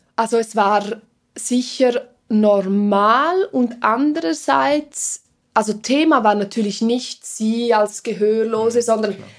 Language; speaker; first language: German; non-native, fluent; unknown